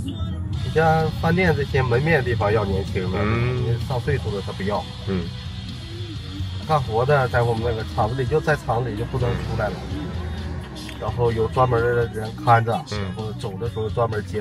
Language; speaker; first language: Chinese; native; Chinese